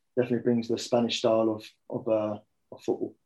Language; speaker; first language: English; native; English